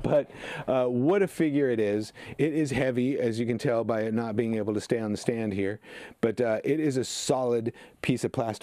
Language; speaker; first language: English; native; English